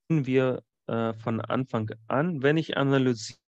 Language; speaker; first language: German; non-native, fluent; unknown